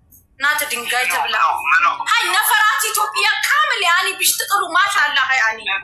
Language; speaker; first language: Arabic; non-native, learner; Amharic